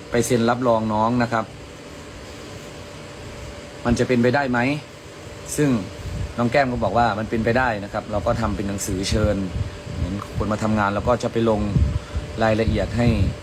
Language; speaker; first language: Thai; native; Thai